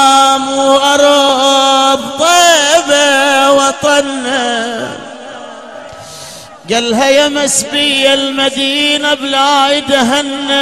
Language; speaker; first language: Arabic; native; Arabic